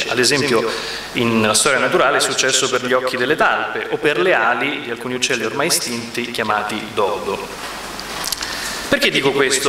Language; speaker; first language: Italian; native; Italian